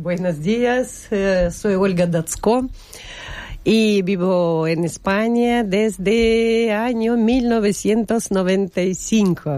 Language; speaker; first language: Spanish; non-native, learner; Russian